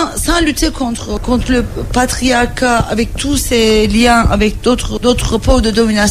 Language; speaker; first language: French; non-native, learner; Turkish